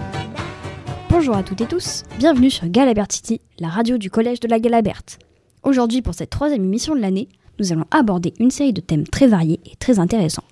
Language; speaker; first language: French; native; French